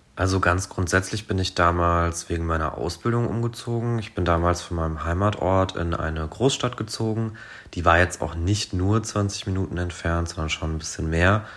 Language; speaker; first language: German; native; German